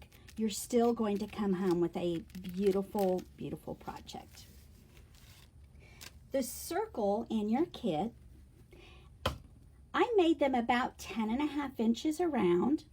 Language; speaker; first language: English; native; English